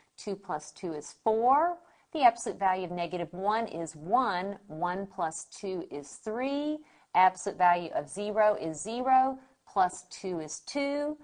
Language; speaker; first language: English; native; English